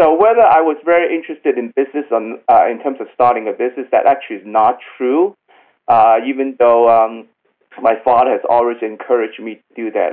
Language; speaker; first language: English; non-native, local second language; Cantonese